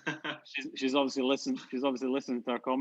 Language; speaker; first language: English; native; English